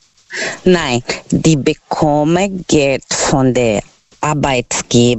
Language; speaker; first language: German; non-native, learner; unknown